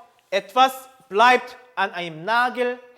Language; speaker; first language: German; non-native, fluent; Korean